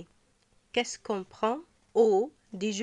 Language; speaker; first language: French; non-native, fluent; Arabic